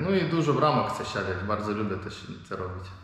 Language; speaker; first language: Polish; non-native, learner; Ukrainian